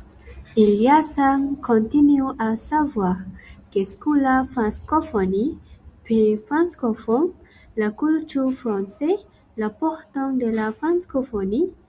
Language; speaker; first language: French; non-native, learner; Malay